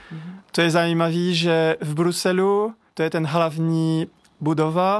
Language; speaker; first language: Czech; non-native, fluent; French